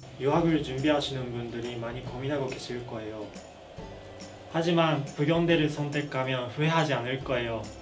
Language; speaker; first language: Korean; non-native, learner; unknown